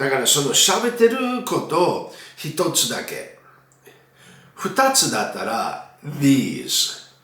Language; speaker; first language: Japanese; non-native, fluent; English